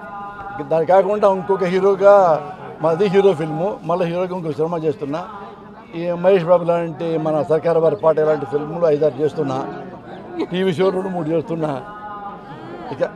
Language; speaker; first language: Telugu; native; Telugu